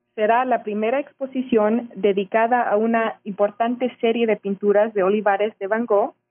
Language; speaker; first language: Spanish; early bilingual, heritage; Spanish